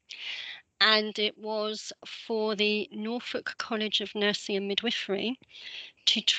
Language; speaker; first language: English; native; English